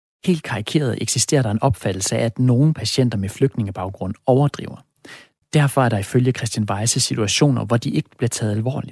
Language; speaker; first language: Danish; native; Danish